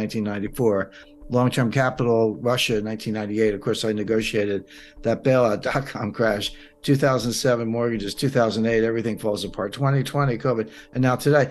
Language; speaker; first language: English; native; English